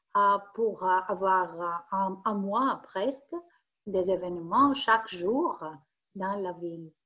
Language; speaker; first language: French; non-native, fluent; Greek